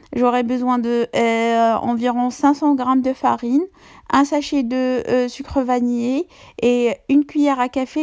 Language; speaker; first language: French; non-native, local second language; Arabic